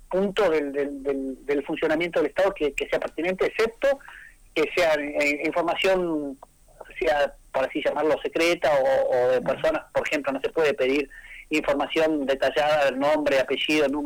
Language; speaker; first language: Spanish; native; Spanish